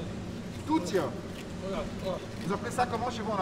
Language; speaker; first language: French; non-native, local second language; Arabic